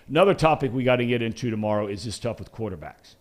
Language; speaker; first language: English; native; English